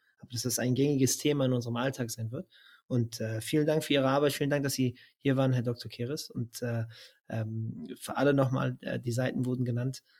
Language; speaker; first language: German; native; German